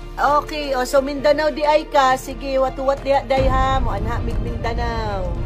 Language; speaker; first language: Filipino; non-native, local second language; Cebuano